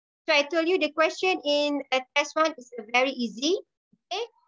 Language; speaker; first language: English; non-native, local second language; Malay